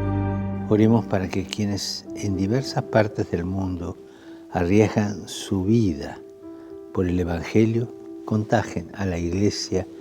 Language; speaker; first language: Spanish; native; Spanish